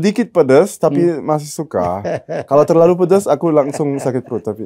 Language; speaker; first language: Indonesian; early bilingual, heritage; German